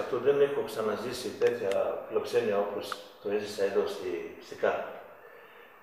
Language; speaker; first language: Greek; non-native, fluent; Serbian